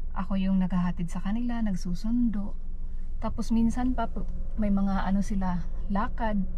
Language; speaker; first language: Filipino; native; Filipino